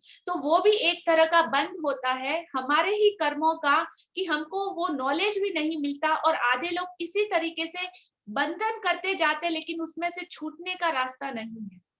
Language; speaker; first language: Hindi; native; Hindi